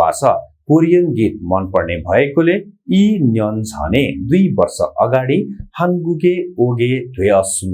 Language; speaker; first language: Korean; non-native, fluent; Nepali